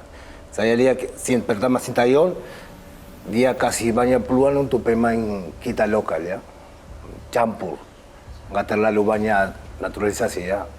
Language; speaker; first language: Indonesian; non-native, fluent; Spanish